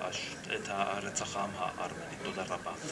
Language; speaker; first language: Hebrew; non-native, local second language; Armenian